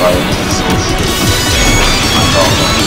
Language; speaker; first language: German; native; German